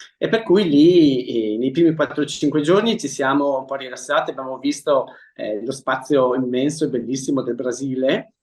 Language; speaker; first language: Italian; native; Italian